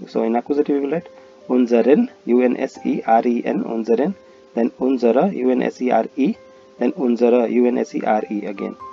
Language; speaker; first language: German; non-native, fluent; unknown